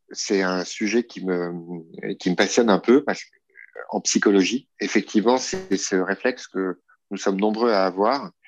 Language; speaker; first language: French; native; French